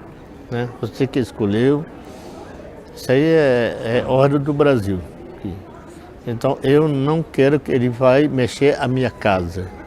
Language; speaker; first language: Portuguese; non-native, local second language; Yanomámi